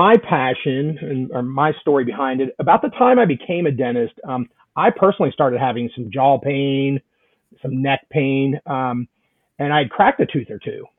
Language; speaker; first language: English; native; English